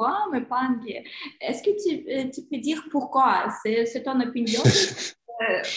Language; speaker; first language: French; non-native, learner; Ukrainian